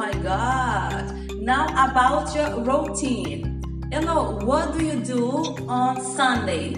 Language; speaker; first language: English; non-native, fluent; Portuguese